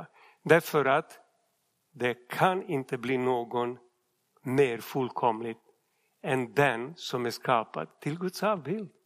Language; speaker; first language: Swedish; non-native, fluent; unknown